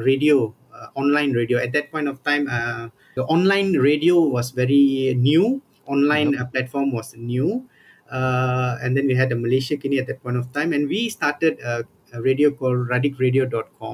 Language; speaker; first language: English; non-native, local second language; Tamil